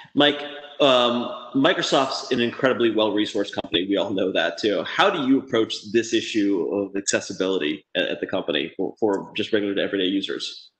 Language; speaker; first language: English; native; English